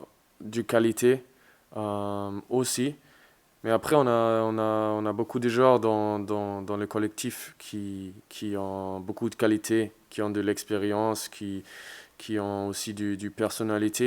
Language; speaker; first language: French; non-native, fluent; German